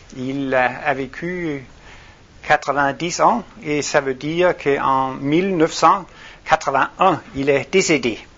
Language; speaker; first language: French; non-native, fluent; Danish